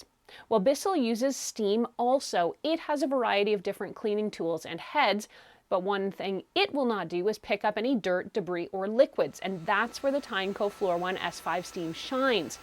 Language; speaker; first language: English; native; English